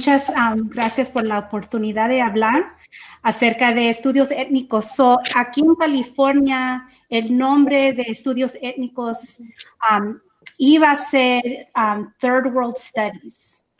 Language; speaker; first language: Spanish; early bilingual, heritage; English